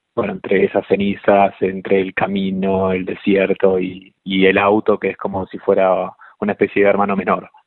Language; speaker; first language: Spanish; native; Spanish